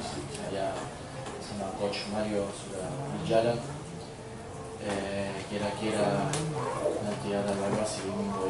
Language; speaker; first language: Indonesian; non-native, learner; Spanish